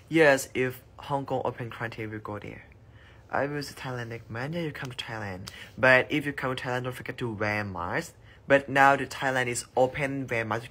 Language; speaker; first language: English; non-native, learner; Thai